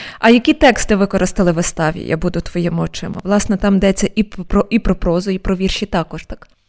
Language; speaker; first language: Ukrainian; native; Ukrainian